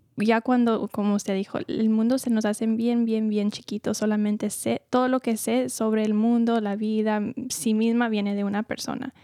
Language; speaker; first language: Spanish; early bilingual, heritage; Spanish